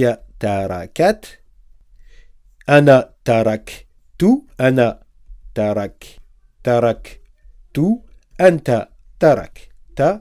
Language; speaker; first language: Arabic; non-native, fluent; French